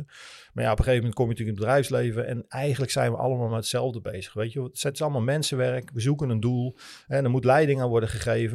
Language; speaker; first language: Dutch; native; Dutch